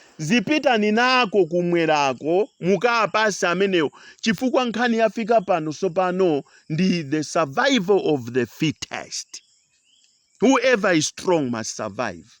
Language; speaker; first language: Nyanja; non-native, local second language; Tumbuka